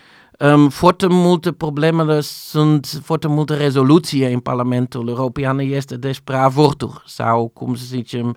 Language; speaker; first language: Romanian; non-native, learner; Dutch